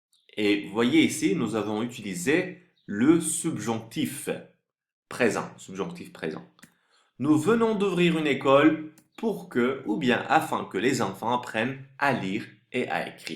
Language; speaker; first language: French; non-native, fluent; Turkish